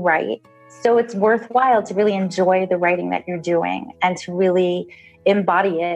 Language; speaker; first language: English; native; English